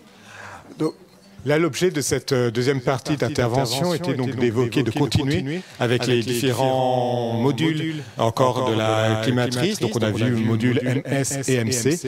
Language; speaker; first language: French; native; French